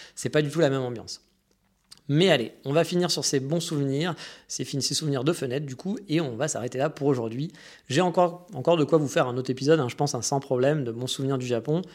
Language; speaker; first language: French; native; French